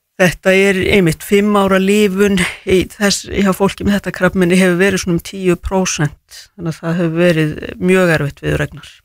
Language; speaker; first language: Icelandic; native; Icelandic